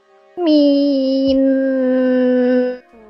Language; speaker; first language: English; non-native, learner; Indonesian